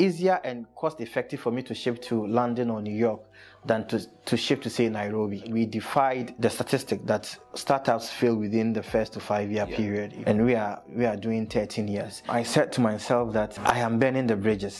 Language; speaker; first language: English; non-native, local second language; Akan